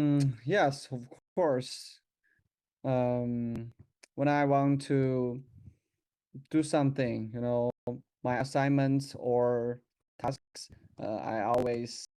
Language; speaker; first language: English; non-native, learner; Chinese